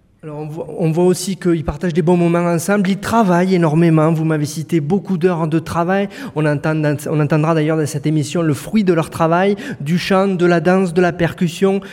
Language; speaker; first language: French; native; French